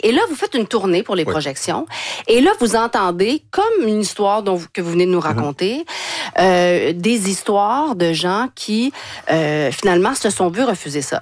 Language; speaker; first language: French; native; French